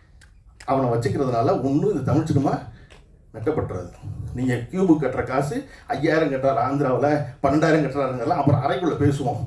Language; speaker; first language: Tamil; native; Tamil